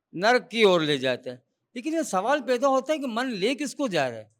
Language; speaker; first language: Urdu; non-native, local second language; Gujarati